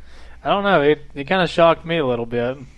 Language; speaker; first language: English; native; English